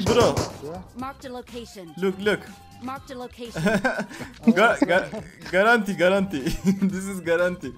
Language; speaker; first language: English; non-native, learner; Turkish